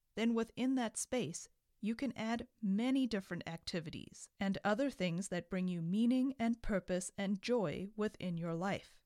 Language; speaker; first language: English; native; English